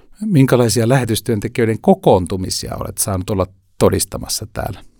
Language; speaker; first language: Finnish; native; Finnish